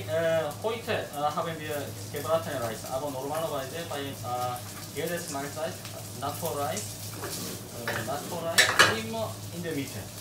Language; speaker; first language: German; non-native, learner; Korean